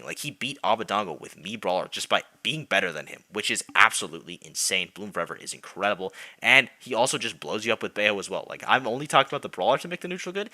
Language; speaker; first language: English; native; English